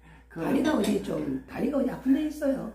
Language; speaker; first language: Korean; native; Korean